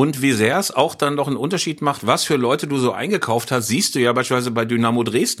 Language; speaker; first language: German; native; German